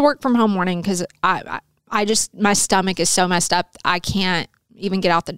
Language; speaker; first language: English; native; English